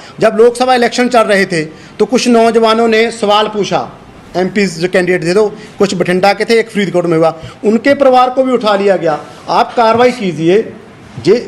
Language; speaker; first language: Hindi; non-native, local second language; Punjabi